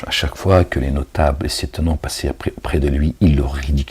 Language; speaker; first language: French; native; French